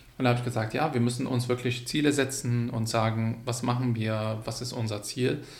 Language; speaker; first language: German; non-native, fluent; Arabic